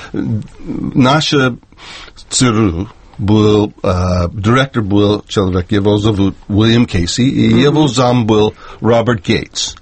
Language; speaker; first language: Russian; non-native, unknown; English